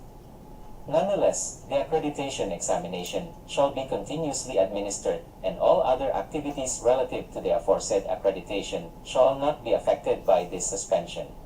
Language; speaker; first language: English; non-native, local second language; Cebuano